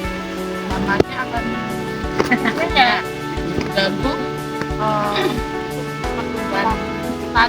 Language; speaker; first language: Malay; non-native, local second language; Javanese